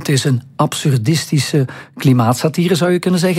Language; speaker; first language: Dutch; native; Dutch